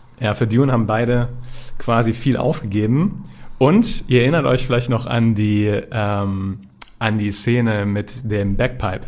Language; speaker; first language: German; native; German